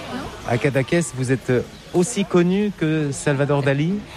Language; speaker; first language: French; native; French